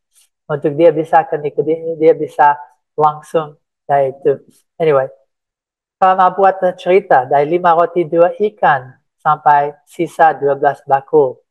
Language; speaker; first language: Indonesian; non-native, fluent; English